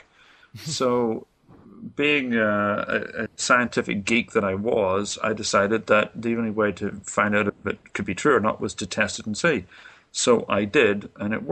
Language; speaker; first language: English; native; English